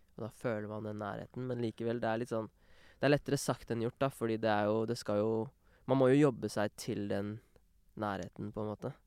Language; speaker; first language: Norwegian; early bilingual, other home language; Urdu